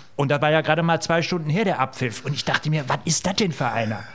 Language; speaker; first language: German; native; German